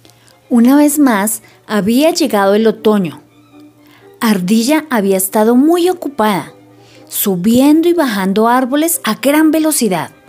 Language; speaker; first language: Spanish; native; Spanish